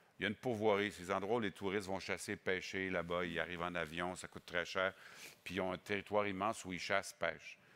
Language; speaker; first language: French; native; French